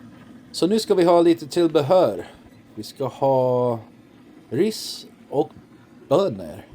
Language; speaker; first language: Swedish; non-native, learner; English